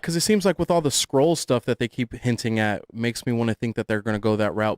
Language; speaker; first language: English; native; English